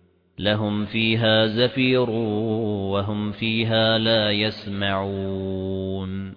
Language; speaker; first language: Arabic; native; Arabic